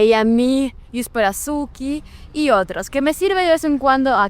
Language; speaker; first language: Spanish; non-native, fluent; Ukrainian